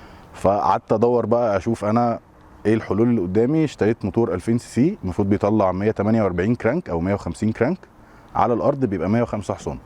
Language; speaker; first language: Arabic; native; Arabic